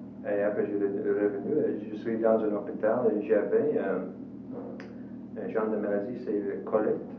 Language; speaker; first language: French; non-native, fluent; English